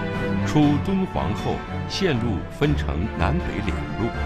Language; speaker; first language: Chinese; native; Chinese